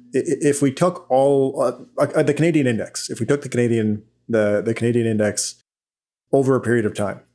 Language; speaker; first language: English; native; English